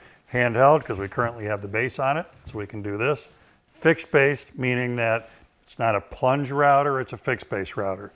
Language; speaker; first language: English; native; English